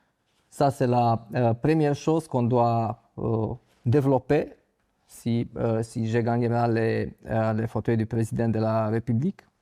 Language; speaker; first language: French; non-native, fluent; Romanian